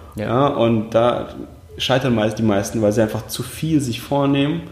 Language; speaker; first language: German; early bilingual, other home language; Russian